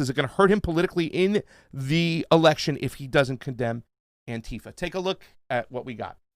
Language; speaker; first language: English; native; English